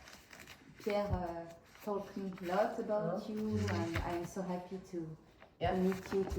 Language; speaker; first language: English; non-native, learner; French